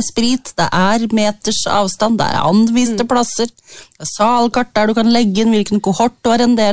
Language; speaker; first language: Norwegian; native; Norwegian